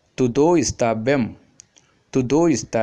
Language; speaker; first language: Portuguese; non-native, learner; Tamil